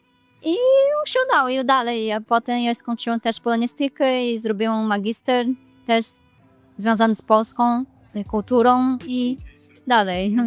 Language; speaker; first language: Polish; non-native, learner; Portuguese